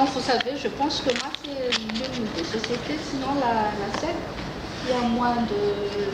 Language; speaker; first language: French; non-native, local second language; Malagasy